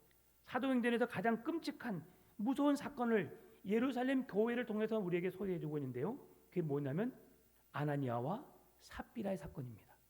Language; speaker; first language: Korean; native; Korean